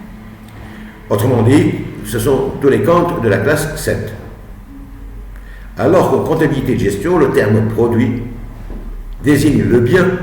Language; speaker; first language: French; non-native, local second language; Arabic